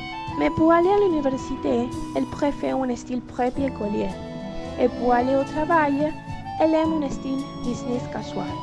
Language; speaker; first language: French; non-native, learner; Spanish